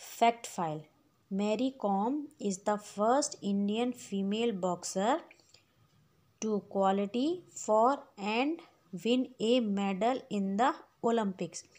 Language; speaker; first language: Hindi; native; Hindi